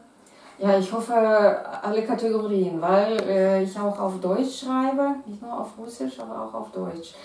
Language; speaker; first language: German; non-native, fluent; Russian